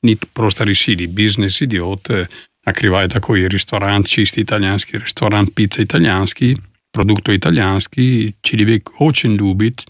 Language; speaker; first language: Russian; non-native, learner; Italian